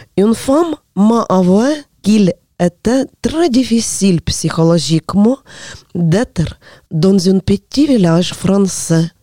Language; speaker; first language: French; non-native, learner; Ukrainian